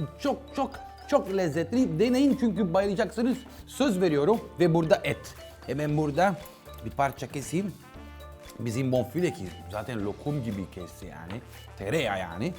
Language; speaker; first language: Turkish; non-native, learner; Italian